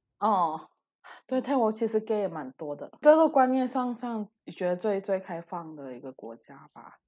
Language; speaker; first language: Chinese; early bilingual, heritage; Chinese